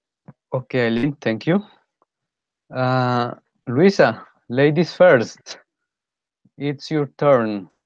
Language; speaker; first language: English; non-native, fluent; Spanish